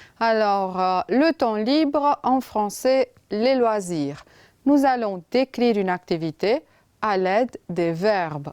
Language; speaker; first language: French; non-native, fluent; Romanian